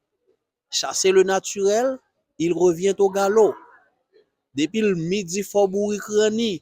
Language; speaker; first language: Haitian Creole; native; Haitian Creole